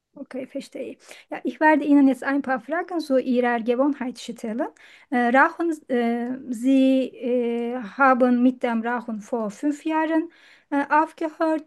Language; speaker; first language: German; non-native, learner; Turkish